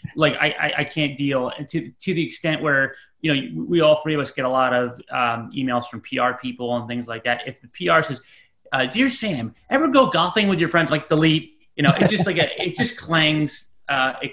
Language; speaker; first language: English; native; English